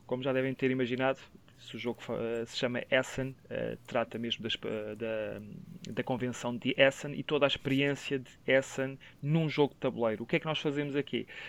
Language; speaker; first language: Portuguese; native; Portuguese